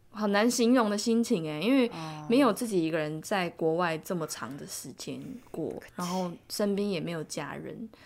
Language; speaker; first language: Chinese; native; Chinese